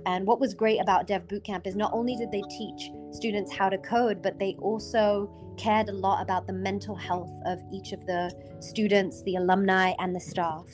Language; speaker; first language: English; native; English